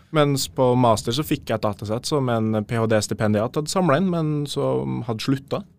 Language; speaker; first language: Norwegian; native; Norwegian